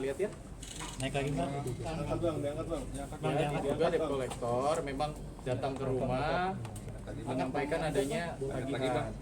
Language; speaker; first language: Indonesian; native; Indonesian